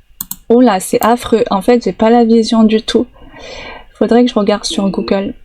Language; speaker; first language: French; native; French